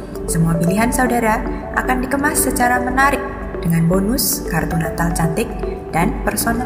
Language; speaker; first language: Indonesian; native; Indonesian